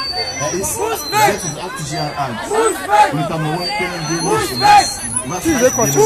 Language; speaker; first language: German; non-native, learner; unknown